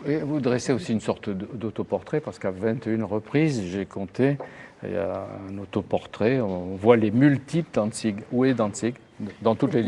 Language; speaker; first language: French; native; French